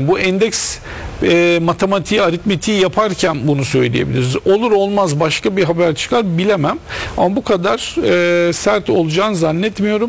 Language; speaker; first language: Turkish; native; Turkish